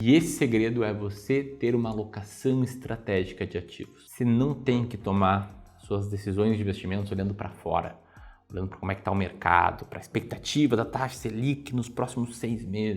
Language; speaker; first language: Portuguese; native; Portuguese